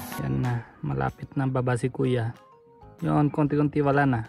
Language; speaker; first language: Filipino; non-native, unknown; Hindi